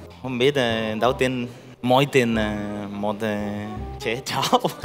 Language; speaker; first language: Vietnamese; non-native, learner; Spanish